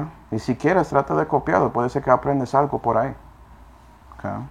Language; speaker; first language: Spanish; non-native, fluent; English